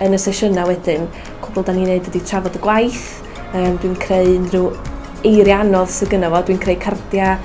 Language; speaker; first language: Welsh; native; Welsh